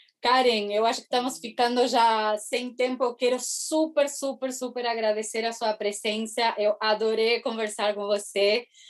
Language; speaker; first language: Portuguese; non-native, fluent; Spanish